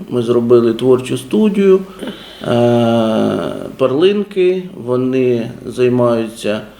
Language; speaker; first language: Ukrainian; native; Ukrainian